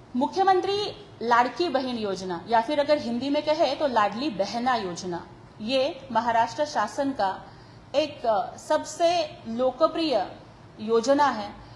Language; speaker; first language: Hindi; non-native, local second language; Marathi